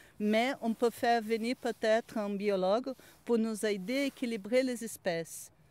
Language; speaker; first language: French; non-native, fluent; Portuguese